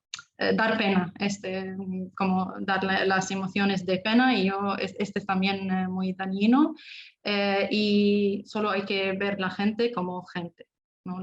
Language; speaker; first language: Spanish; non-native, fluent; Arabic